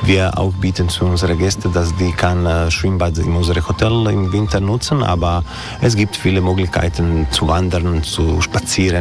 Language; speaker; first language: German; non-native, learner; Croatian